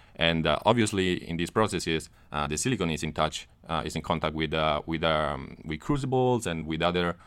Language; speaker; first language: English; non-native, fluent; Italian